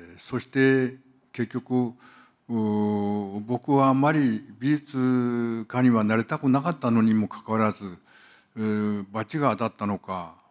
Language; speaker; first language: Japanese; non-native, fluent; Korean